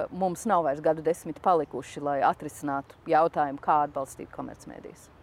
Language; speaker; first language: Latvian; early bilingual, heritage; Latvian